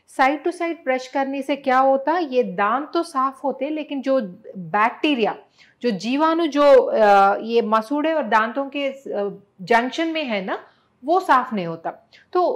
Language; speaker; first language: Hindi; non-native, local second language; Telugu